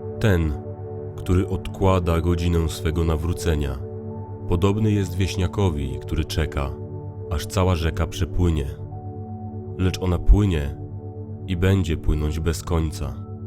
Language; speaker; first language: Polish; native; Polish